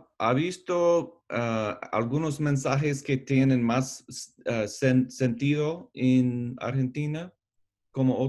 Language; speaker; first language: Spanish; non-native, learner; English